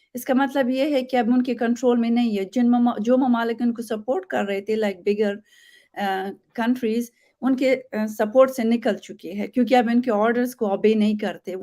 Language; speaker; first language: Urdu; non-native, fluent; Persian